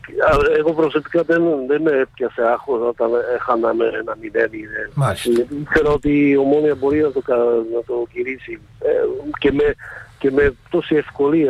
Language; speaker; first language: Greek; non-native, fluent; Slovak